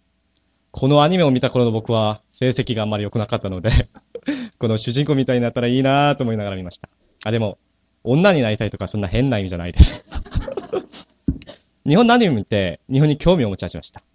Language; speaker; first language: Japanese; non-native, fluent; Korean